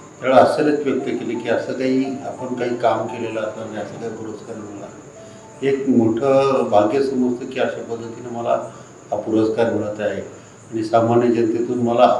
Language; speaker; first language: Marathi; native; Marathi